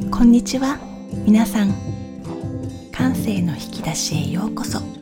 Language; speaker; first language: Japanese; native; Japanese